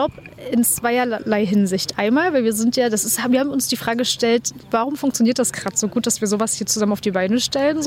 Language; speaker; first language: German; native; German